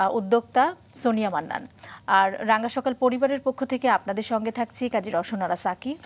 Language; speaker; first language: Bangla; native; Bangla